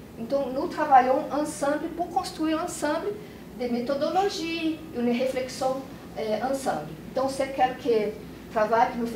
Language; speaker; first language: French; non-native, learner; Portuguese